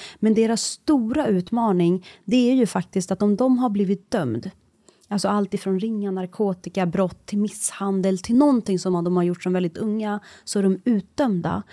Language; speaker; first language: Swedish; early bilingual, other home language; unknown